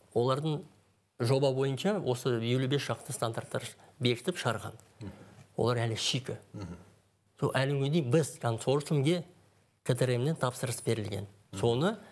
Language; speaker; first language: Kazakh; native; Kazakh